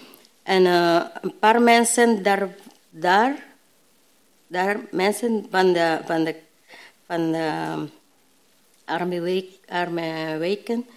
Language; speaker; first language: Dutch; non-native, learner; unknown